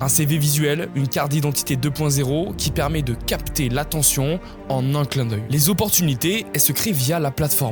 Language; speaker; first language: French; native; French